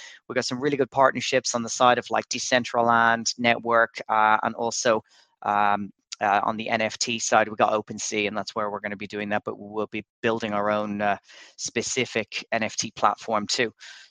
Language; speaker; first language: English; native; English